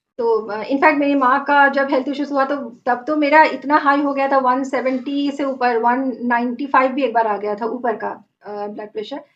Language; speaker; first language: Hindi; non-native, local second language; Bangla